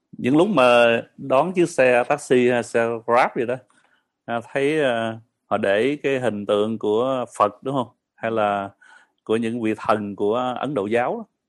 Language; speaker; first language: Vietnamese; early bilingual, heritage; Vietnamese